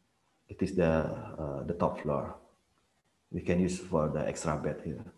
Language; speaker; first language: English; non-native, fluent; Indonesian